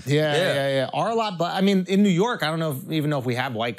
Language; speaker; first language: English; native; English